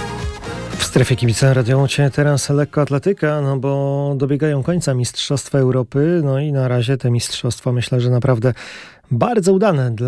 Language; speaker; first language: Polish; native; Polish